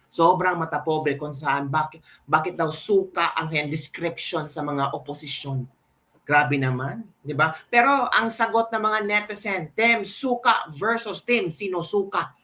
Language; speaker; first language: Filipino; native; Filipino